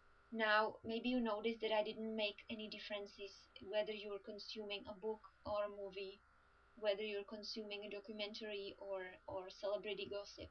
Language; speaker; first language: English; non-native, fluent; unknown